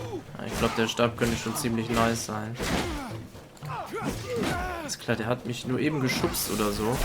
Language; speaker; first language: German; native; German